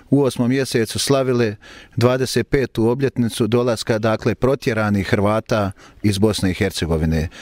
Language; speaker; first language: Croatian; native; Croatian